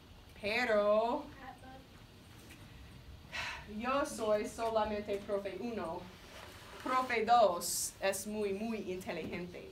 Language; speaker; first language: Spanish; non-native, fluent; English